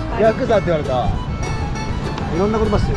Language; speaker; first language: Japanese; native; Japanese